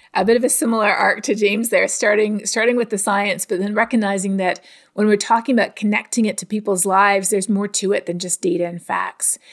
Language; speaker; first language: English; native; English